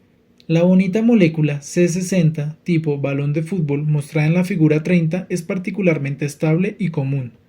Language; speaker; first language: Spanish; native; Spanish